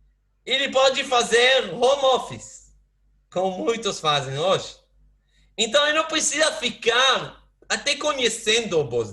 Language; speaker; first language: Portuguese; non-native, fluent; Hebrew